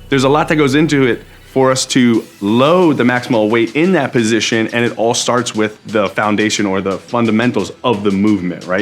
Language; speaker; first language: English; native; English